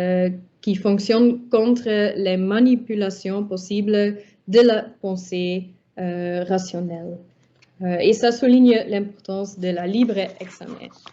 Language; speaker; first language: French; non-native, local second language; Dutch